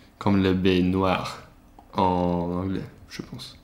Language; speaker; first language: French; non-native, learner; Swedish